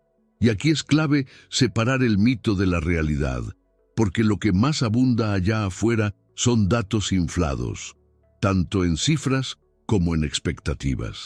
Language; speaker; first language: Spanish; native; Spanish